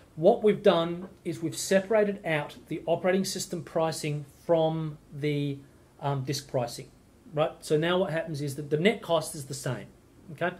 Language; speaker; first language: English; native; English